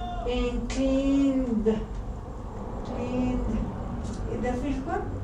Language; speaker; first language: English; non-native, learner; Spanish